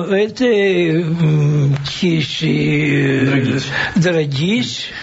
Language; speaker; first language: French; non-native, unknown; Romanian